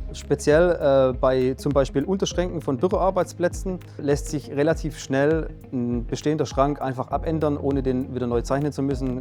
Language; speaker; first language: German; native; German